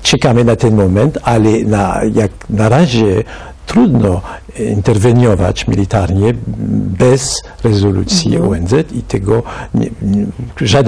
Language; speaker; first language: Polish; non-native, fluent; French